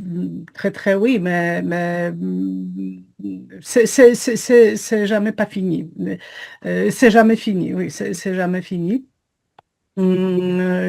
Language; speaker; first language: French; non-native, fluent; Polish